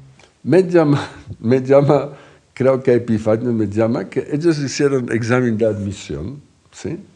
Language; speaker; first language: Spanish; non-native, fluent; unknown